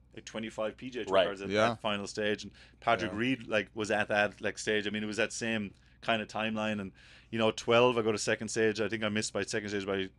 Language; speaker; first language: English; native; English